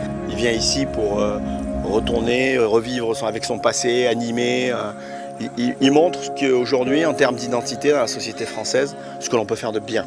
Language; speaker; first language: French; native; French